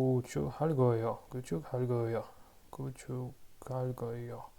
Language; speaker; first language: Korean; non-native, learner; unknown